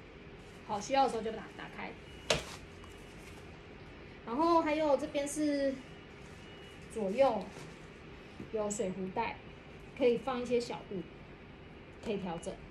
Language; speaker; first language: Chinese; native; Chinese